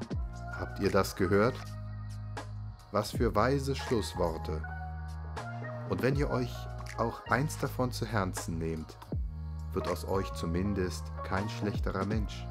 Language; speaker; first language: German; native; German